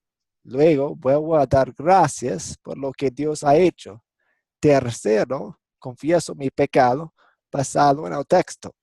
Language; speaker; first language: Spanish; non-native, fluent; English